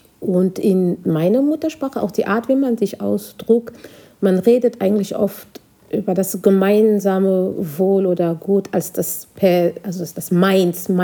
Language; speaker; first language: German; non-native, fluent; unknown